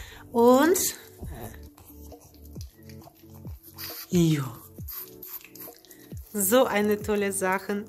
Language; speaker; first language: German; non-native, learner; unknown